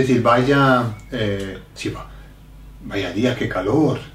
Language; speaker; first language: Spanish; non-native, fluent; English